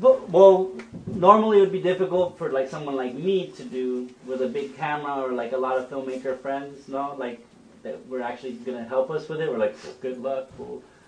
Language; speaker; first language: English; non-native, fluent; Spanish